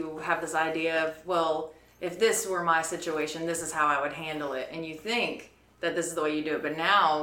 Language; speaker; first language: English; native; English